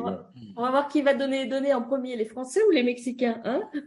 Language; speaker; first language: French; native; French